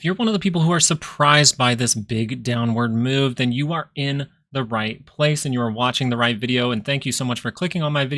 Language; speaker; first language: English; native; English